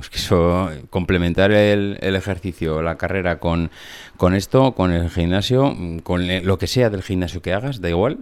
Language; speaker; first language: Spanish; native; Spanish